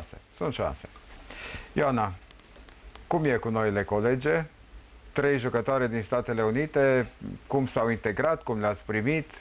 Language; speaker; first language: Romanian; native; Romanian